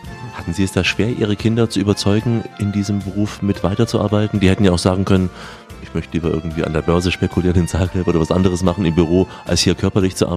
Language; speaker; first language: German; native; German